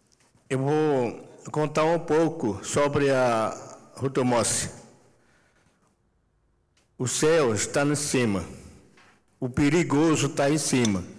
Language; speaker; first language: Portuguese; non-native, local second language; Yanomámi